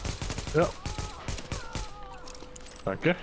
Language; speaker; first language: German; native; German